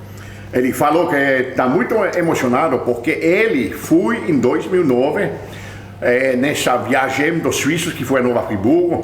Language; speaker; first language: Portuguese; non-native, fluent; French